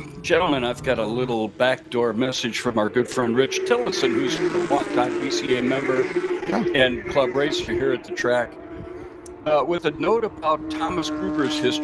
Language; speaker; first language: English; native; English